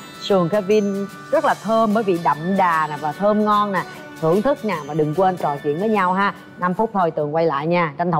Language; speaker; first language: Vietnamese; native; Vietnamese